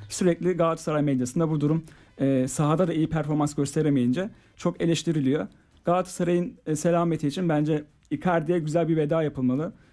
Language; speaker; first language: Turkish; native; Turkish